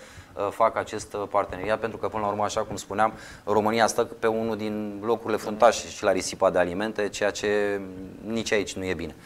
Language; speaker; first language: Romanian; native; Romanian